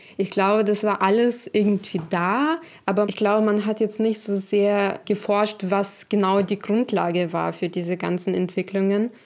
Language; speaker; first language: German; non-native, fluent; Ukrainian